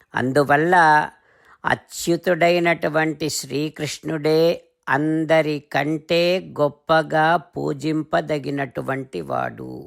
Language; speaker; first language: Telugu; native; Telugu